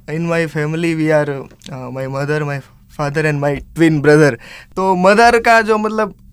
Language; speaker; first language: Hindi; non-native, local second language; Gujarati